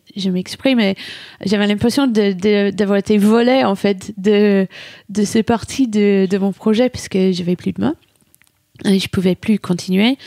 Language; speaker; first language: French; non-native, fluent; English